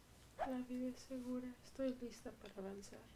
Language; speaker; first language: Spanish; native; Spanish